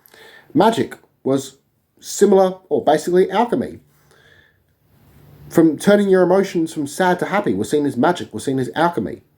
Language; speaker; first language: English; native; English